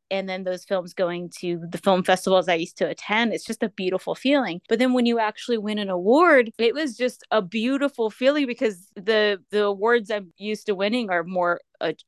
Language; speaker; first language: English; native; English